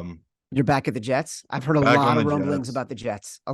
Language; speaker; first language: English; native; English